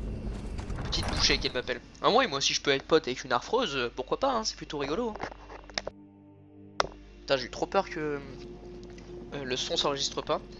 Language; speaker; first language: French; native; French